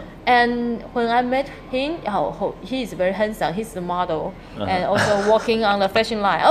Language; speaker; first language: English; non-native, learner; Chinese